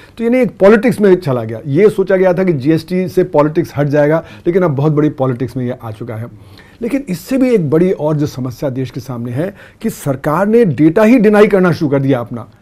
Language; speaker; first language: Hindi; native; Hindi